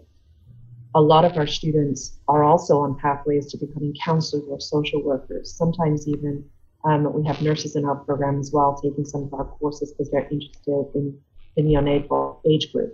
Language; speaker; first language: English; native; English